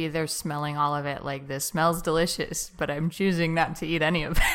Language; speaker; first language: English; native; English